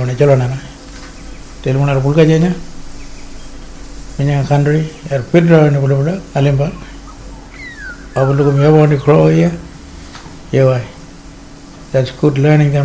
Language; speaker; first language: English; non-native, local second language; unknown